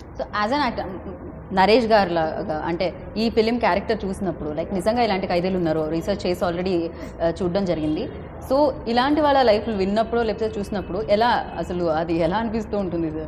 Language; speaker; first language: Telugu; native; Telugu